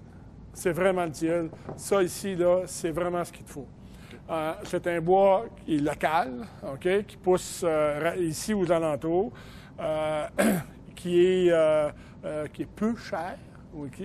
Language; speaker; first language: French; native; French